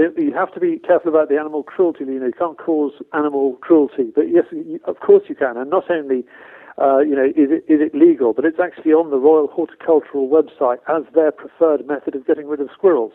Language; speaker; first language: English; native; English